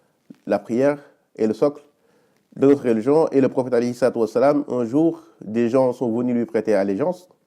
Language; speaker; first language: French; native; French